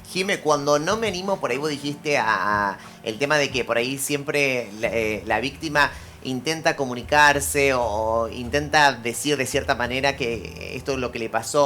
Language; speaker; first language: Spanish; native; Spanish